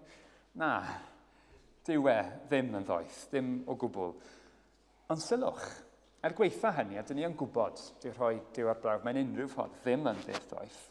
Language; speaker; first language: Welsh; native; Welsh